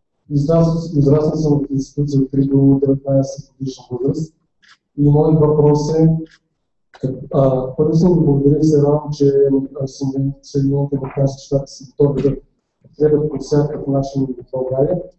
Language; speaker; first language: Bulgarian; native; Bulgarian